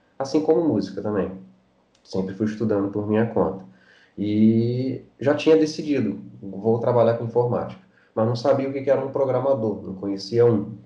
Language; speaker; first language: Portuguese; native; Portuguese